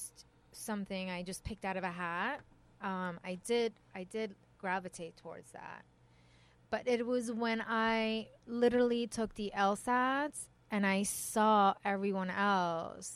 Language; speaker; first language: English; early bilingual, other home language; Persian